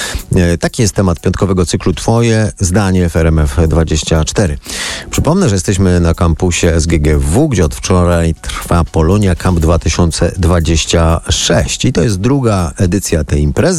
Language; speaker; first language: Polish; native; Polish